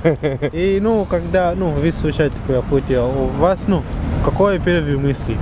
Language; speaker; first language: Russian; non-native, learner; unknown